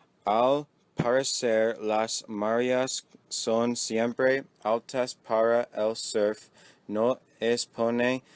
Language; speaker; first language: Spanish; non-native, learner; English